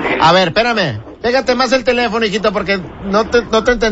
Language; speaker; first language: Spanish; native; Spanish